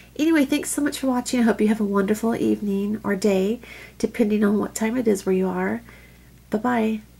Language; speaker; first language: English; native; English